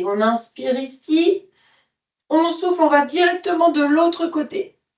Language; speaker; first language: French; native; French